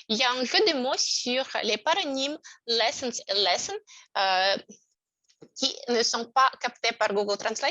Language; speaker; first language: French; non-native, fluent; Russian